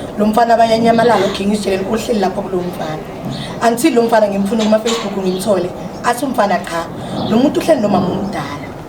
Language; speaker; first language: Zulu; non-native, local second language; Swati